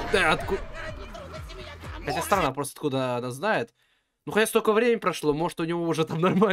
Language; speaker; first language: Russian; native; Russian